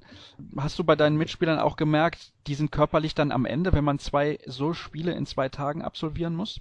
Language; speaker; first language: German; native; German